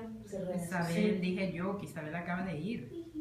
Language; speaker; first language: Spanish; native; Spanish